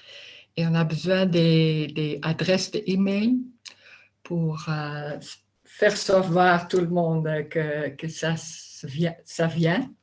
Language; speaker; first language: French; non-native, learner; Dutch